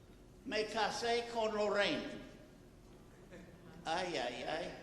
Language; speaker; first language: Spanish; non-native, fluent; English